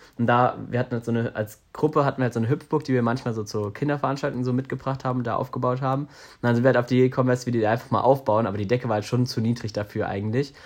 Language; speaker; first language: German; native; German